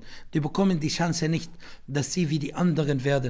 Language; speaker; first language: German; non-native, fluent; Arabic